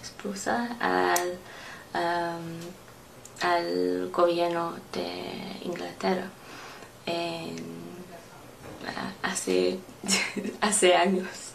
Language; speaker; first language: Spanish; non-native, learner; English